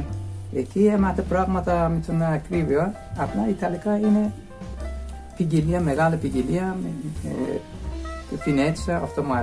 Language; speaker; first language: Greek; non-native, learner; Persian